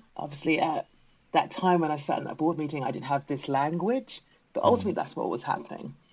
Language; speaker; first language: English; native; English